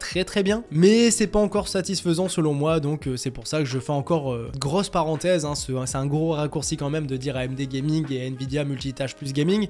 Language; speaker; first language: French; native; French